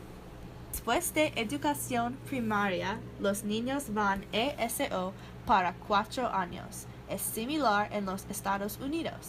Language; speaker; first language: Spanish; non-native, learner; English